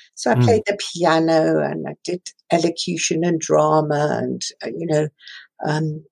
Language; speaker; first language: English; non-native, local second language; Persian